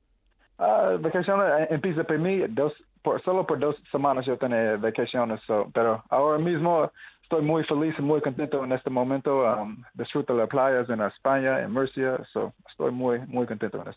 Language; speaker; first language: Spanish; non-native, learner; English